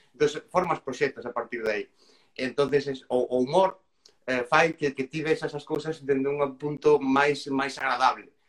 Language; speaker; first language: Galician; native; Galician